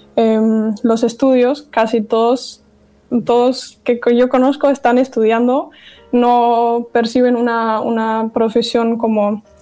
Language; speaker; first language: Spanish; non-native, fluent; German